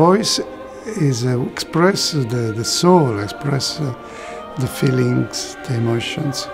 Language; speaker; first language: English; non-native, learner; Italian